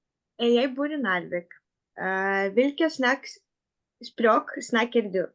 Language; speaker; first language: Norwegian; non-native, learner; Lithuanian